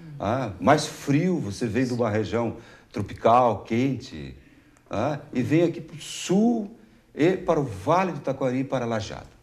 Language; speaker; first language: Portuguese; native; Portuguese